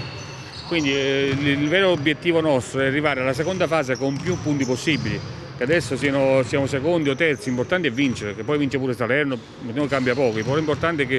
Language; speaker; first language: Italian; native; Italian